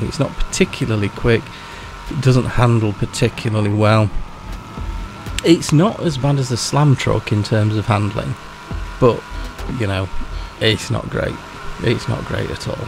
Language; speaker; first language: English; native; English